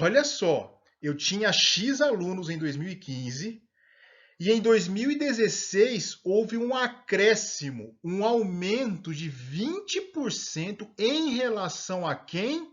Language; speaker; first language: Portuguese; native; Portuguese